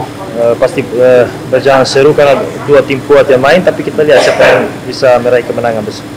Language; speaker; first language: Indonesian; non-native, fluent; Serbian